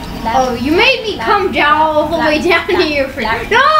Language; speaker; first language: English; native; English